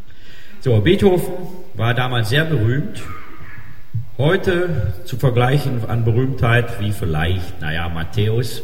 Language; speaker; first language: German; native; German